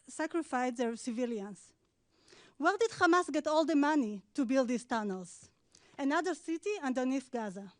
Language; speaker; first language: English; non-native, fluent; Hebrew